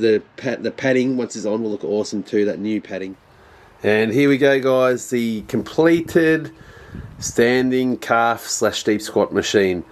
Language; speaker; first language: English; native; English